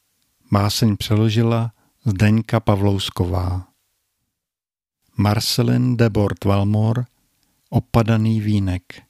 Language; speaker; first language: Czech; native; Czech